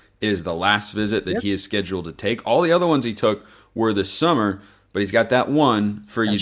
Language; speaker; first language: English; native; English